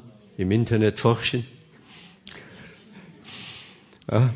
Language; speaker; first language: German; non-native, fluent; Korean